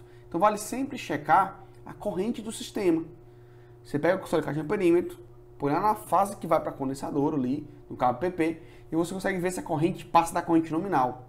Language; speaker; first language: Portuguese; native; Portuguese